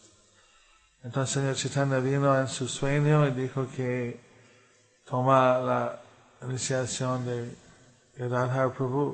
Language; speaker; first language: Spanish; non-native, fluent; English